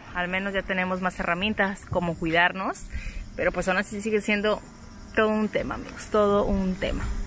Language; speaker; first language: Spanish; native; Spanish